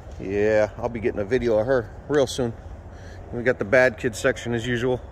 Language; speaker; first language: English; native; English